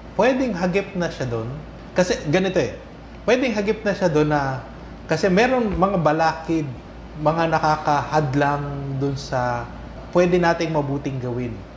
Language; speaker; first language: Filipino; native; Filipino